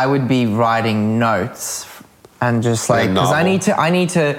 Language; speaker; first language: English; early bilingual, other home language; Russian